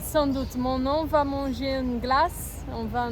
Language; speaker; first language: French; non-native, fluent; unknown